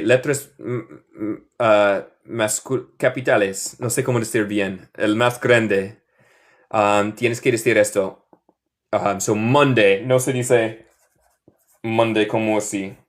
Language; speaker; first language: Spanish; non-native, fluent; English